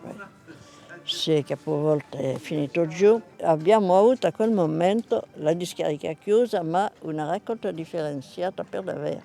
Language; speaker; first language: Italian; non-native, fluent; French